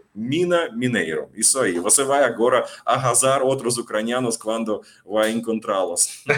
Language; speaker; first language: Portuguese; non-native, fluent; Ukrainian